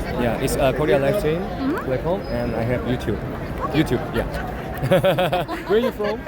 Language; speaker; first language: English; non-native, learner; Korean